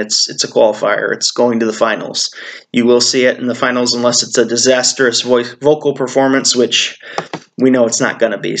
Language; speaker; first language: English; native; English